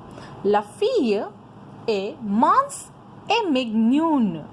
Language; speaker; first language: French; non-native, fluent; Hindi